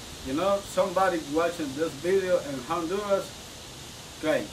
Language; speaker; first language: English; non-native, learner; Spanish